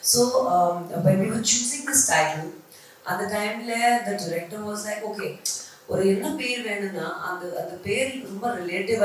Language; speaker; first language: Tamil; non-native, learner; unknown